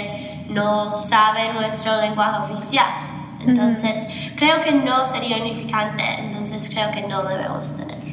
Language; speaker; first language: Spanish; non-native, learner; English